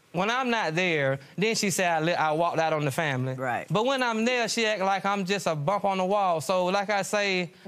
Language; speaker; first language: English; native; English